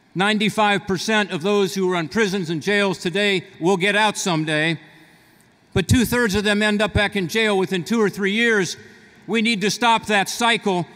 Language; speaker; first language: English; native; English